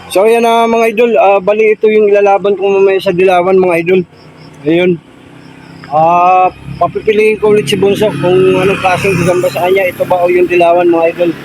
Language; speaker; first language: Filipino; native; Filipino